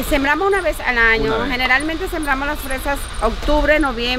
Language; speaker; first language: Spanish; native; Spanish